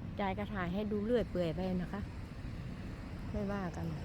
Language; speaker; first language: Thai; native; Thai